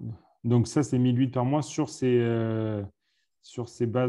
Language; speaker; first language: French; native; French